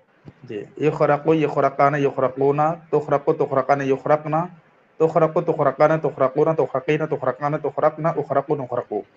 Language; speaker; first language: Arabic; non-native, learner; Urdu